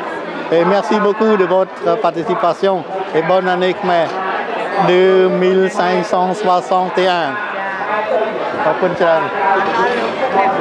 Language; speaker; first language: French; non-native, learner; Khmer